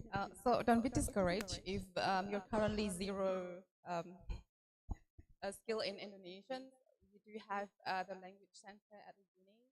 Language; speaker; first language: English; non-native, fluent; Indonesian